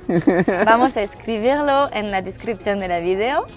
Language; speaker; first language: Spanish; non-native, learner; French